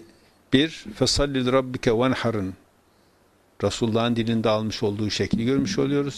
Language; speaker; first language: Turkish; native; Turkish